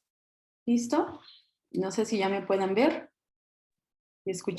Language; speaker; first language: Spanish; native; Spanish